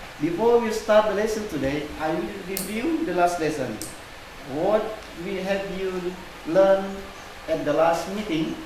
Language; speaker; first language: English; non-native, learner; Indonesian